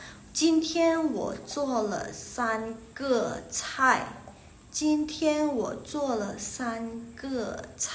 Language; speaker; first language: Chinese; non-native, fluent; Indonesian